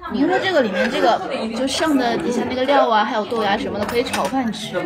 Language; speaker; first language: Chinese; native; Chinese